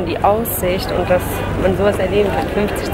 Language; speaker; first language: German; early bilingual, other home language; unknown